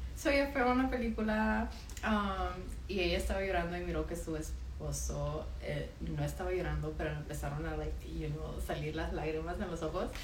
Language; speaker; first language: Spanish; early bilingual, heritage; Spanish